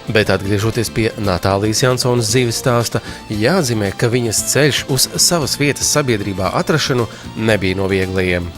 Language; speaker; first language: Latvian; native; Latvian